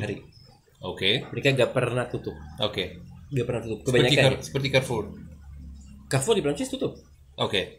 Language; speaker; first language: Indonesian; non-native, learner; French